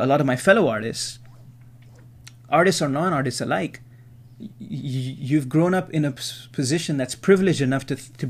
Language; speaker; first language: English; native; English